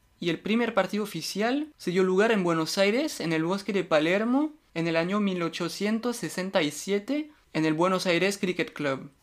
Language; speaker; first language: Spanish; non-native, fluent; French